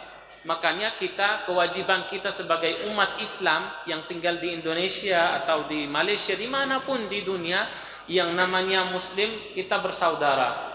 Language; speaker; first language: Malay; non-native, fluent; Arabic